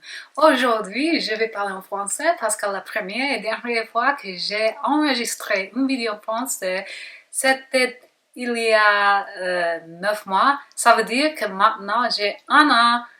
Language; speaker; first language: French; non-native, learner; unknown